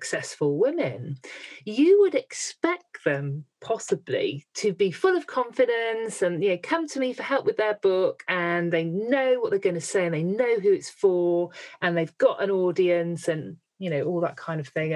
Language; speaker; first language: English; native; English